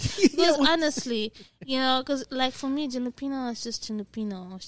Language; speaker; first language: English; non-native, local second language; Dutch